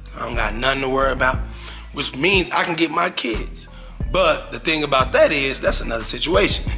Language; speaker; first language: English; native; English